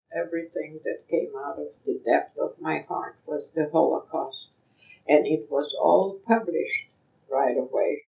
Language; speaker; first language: English; non-native, fluent; Yiddish